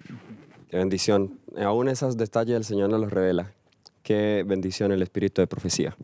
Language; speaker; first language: Spanish; native; Spanish